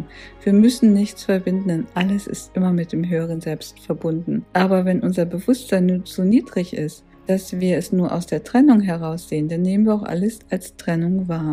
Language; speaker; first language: German; native; German